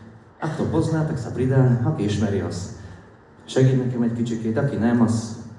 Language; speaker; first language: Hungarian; non-native, fluent; Slovak